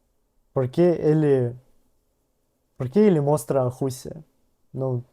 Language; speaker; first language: Portuguese; non-native, learner; Russian